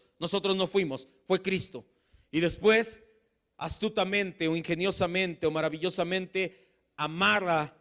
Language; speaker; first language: Spanish; native; Spanish